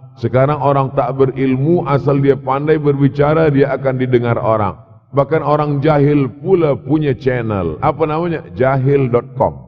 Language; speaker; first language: Malay; native; Malay